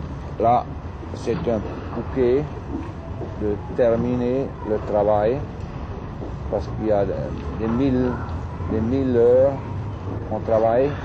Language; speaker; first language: French; non-native, fluent; German